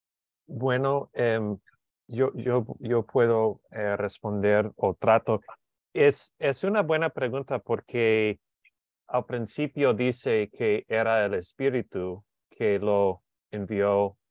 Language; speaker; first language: Spanish; non-native, learner; English